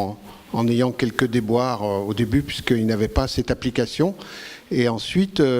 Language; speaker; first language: French; native; French